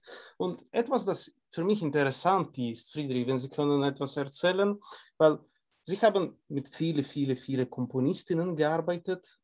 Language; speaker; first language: German; non-native, fluent; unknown